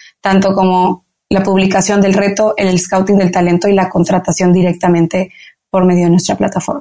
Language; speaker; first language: Spanish; native; Spanish